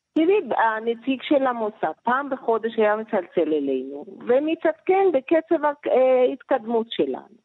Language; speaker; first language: Hebrew; early bilingual, other home language; Persian